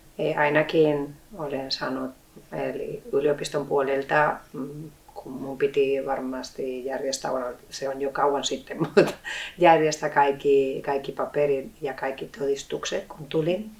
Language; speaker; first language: Finnish; non-native, fluent; Spanish